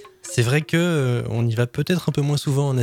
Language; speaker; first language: French; native; French